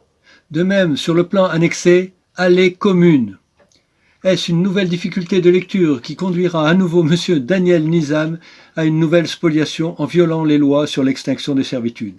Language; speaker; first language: French; native; French